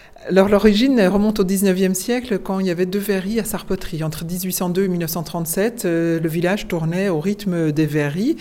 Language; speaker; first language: French; native; French